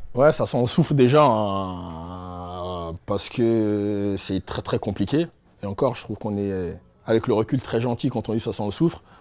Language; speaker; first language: French; native; French